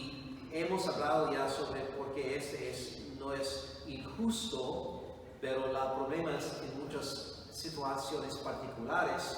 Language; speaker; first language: Spanish; non-native, fluent; English